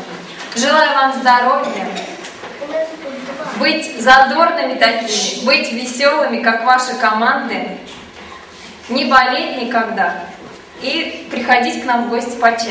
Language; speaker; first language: Russian; native; Russian